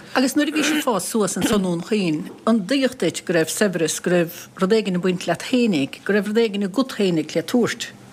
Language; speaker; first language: Irish; native; Irish